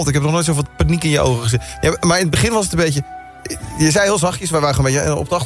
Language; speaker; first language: Dutch; native; Dutch